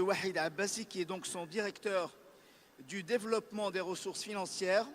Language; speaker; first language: French; native; French